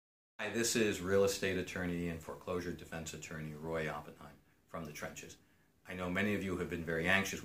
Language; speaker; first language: English; native; English